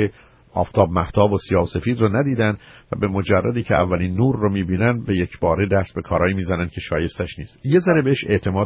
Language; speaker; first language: Persian; native; Persian